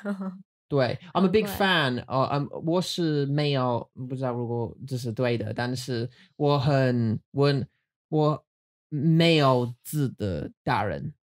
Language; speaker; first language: Chinese; non-native, learner; English